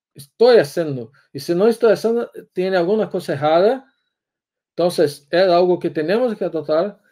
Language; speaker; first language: Portuguese; native; Portuguese